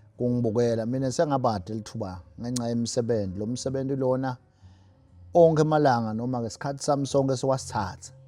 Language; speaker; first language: Zulu; non-native, local second language; Swati